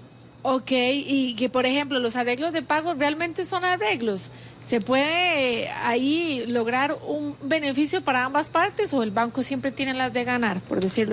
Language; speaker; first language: Spanish; native; Spanish